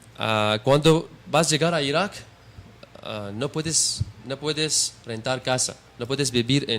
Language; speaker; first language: Spanish; non-native, learner; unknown